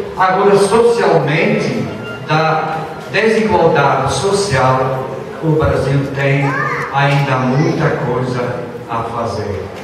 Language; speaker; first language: Portuguese; non-native, fluent; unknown